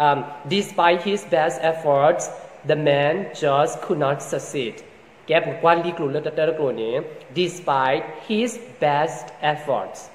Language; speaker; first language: English; non-native, fluent; S'gaw Karen